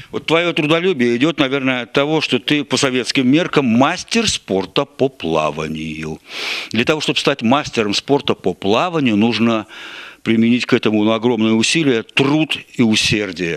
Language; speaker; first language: Russian; native; Russian